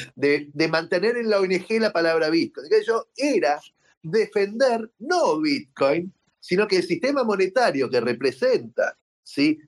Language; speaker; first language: Spanish; native; Spanish